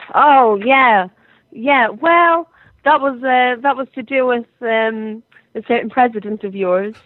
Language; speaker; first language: English; native; English